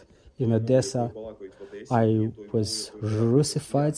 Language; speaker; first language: English; non-native, fluent; Russian